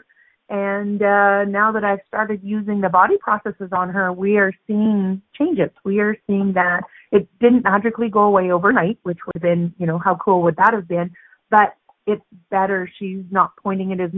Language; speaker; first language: English; native; English